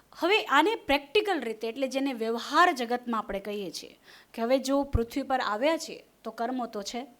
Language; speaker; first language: Gujarati; non-native, local second language; Hindi